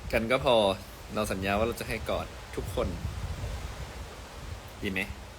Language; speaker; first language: Thai; native; Thai